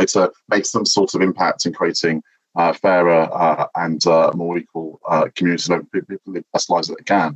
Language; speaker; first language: English; native; English